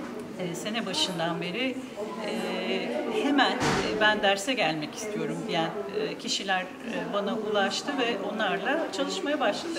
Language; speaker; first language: Turkish; native; Turkish